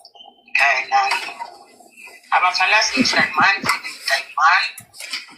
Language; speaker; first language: German; non-native, learner; Nigerian Pidgin